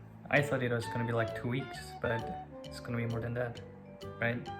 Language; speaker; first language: English; non-native, fluent; Korean